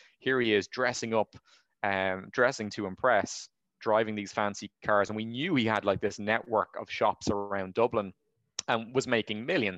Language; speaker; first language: English; native; English